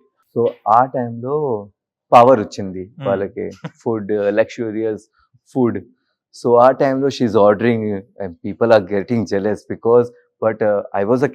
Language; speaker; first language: Telugu; non-native, local second language; Hindi